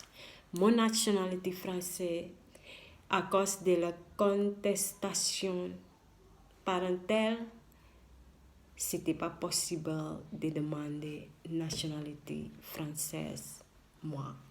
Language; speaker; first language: French; non-native, learner; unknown